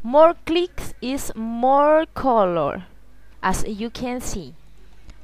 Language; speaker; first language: English; non-native, learner; Spanish